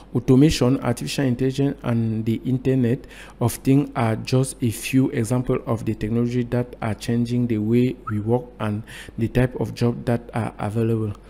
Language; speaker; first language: English; non-native, local second language; French